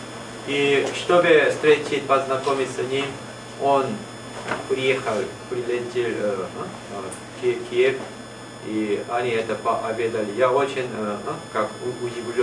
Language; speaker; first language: Russian; non-native, learner; Korean